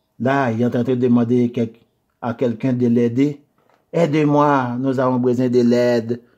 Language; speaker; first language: French; non-native, local second language; Haitian Creole